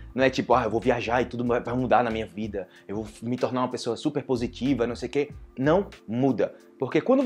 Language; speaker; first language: Portuguese; native; Portuguese